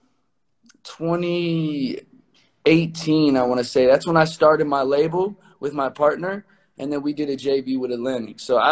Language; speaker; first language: English; native; English